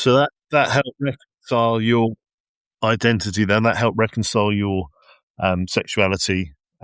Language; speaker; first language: English; native; English